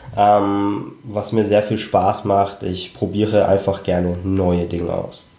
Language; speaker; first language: German; early bilingual, other home language; Cantonese